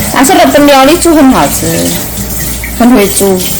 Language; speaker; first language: Chinese; non-native, learner; Indonesian